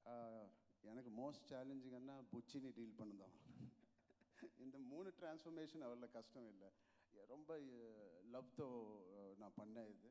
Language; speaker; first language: Tamil; non-native, learner; Telugu